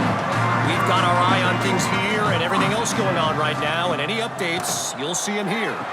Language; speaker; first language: English; native; English